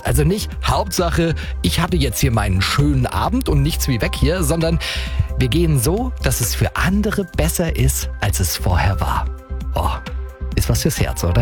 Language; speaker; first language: German; native; German